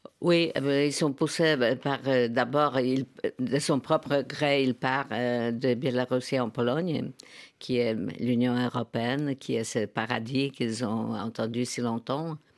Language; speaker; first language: French; non-native, fluent; Polish